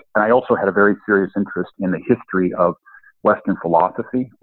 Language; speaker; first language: English; native; English